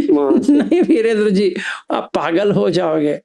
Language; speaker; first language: Hindi; native; Hindi